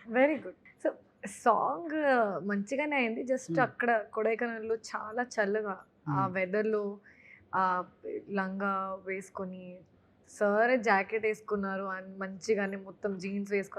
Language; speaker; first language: Telugu; non-native, fluent; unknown